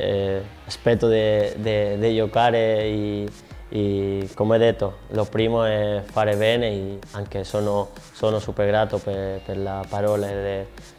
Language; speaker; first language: Italian; non-native, fluent; Spanish